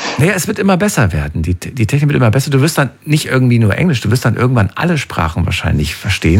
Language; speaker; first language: German; native; German